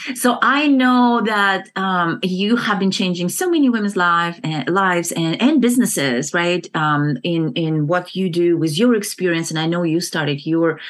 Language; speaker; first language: English; non-native, fluent; Kazakh